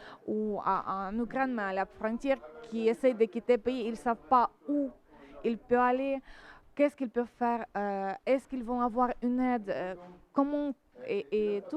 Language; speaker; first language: French; non-native, fluent; Ukrainian